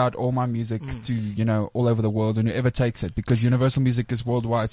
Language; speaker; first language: English; non-native, local second language; Afrikaans